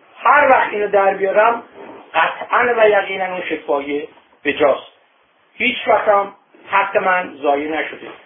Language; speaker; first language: Persian; non-native, local second language; Azerbaijani